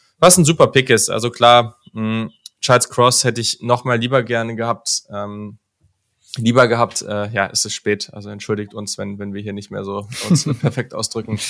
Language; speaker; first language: German; native; German